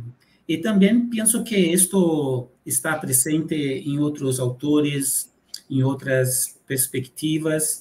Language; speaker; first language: Spanish; non-native, fluent; Portuguese